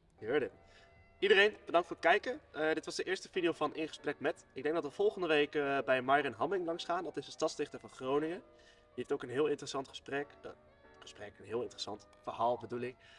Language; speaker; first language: Dutch; native; Dutch